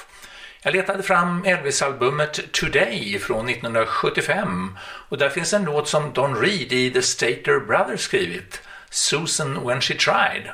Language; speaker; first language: Swedish; native; Swedish